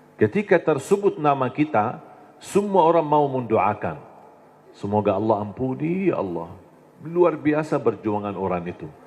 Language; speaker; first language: Indonesian; non-native, fluent; Arabic